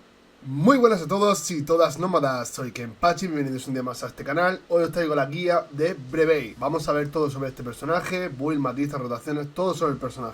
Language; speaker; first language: Spanish; native; Spanish